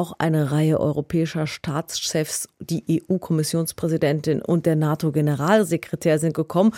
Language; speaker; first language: German; native; German